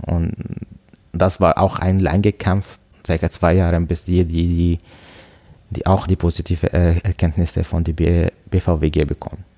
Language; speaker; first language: German; non-native, learner; Arabic